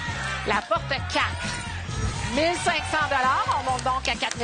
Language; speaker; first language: French; native; French